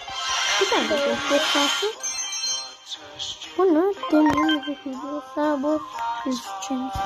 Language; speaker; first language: Turkish; non-native, learner; Azerbaijani